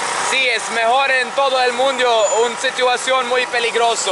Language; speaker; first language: Spanish; non-native, learner; English